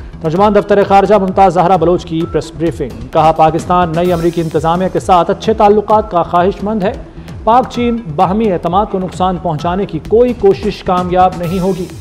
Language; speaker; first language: Urdu; native; Urdu